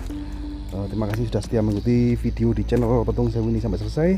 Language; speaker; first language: Indonesian; native; Indonesian